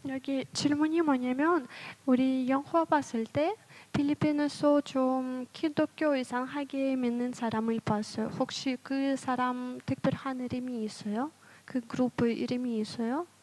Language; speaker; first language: Korean; non-native, fluent; Russian